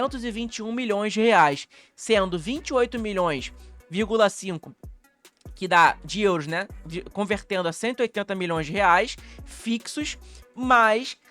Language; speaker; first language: Portuguese; native; Portuguese